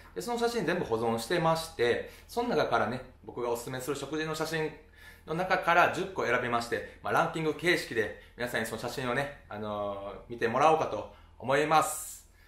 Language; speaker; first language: Japanese; native; Japanese